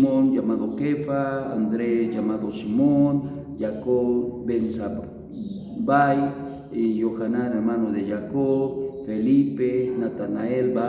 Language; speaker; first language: Spanish; native; Spanish